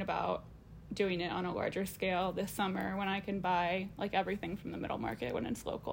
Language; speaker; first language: English; native; English